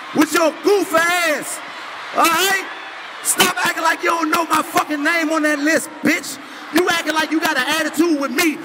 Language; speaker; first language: English; native; English